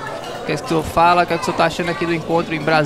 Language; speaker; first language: Portuguese; native; Portuguese